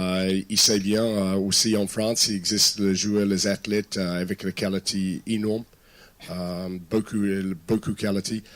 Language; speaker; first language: French; non-native, fluent; English